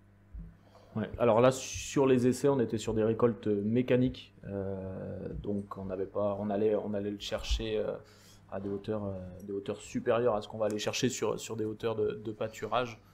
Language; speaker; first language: French; native; French